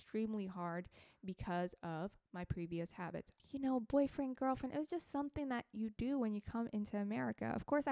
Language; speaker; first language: English; non-native, fluent; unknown